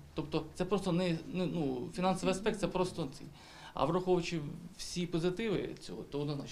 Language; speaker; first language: Ukrainian; native; Ukrainian